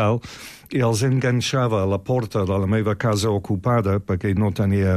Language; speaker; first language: Catalan; non-native, fluent; English